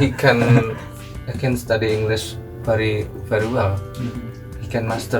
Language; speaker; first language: English; non-native, learner; Indonesian